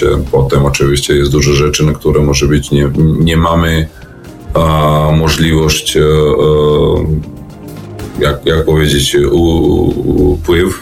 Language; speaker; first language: Polish; non-native, learner; Serbian